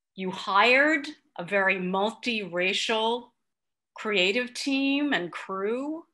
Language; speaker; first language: English; native; English